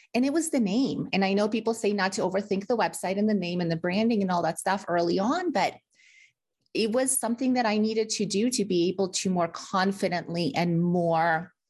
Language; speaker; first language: English; early bilingual, other home language; Russian